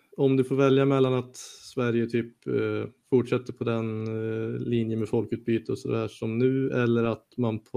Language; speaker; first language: Swedish; native; Swedish